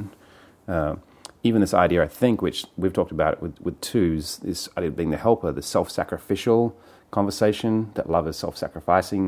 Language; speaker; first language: English; native; English